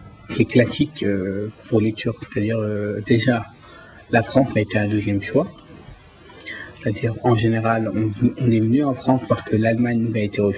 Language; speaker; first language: French; early bilingual, other home language; Turkish